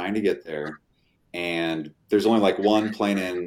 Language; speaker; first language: English; native; English